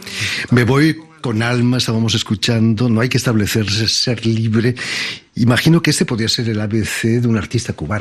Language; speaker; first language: Spanish; native; Spanish